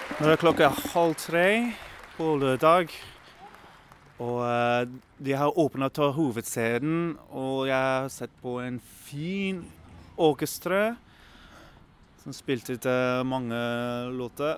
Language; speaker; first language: Norwegian; non-native, learner; English